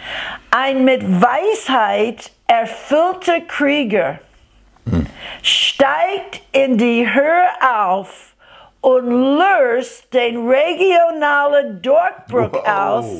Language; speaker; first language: German; non-native, fluent; English